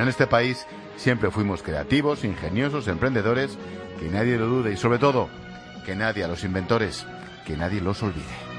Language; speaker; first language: Spanish; native; Spanish